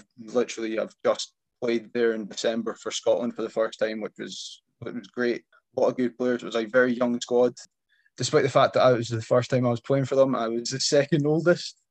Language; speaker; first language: English; native; English